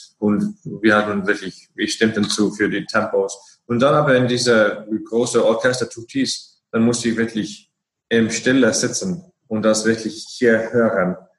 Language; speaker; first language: German; non-native, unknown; Icelandic